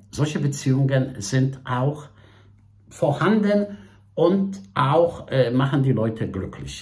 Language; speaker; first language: German; non-native, fluent; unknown